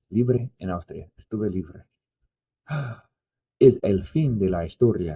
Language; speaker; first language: Spanish; non-native, fluent; English